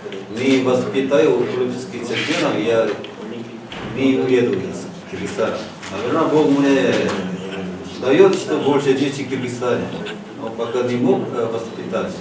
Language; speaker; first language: Russian; non-native, learner; Korean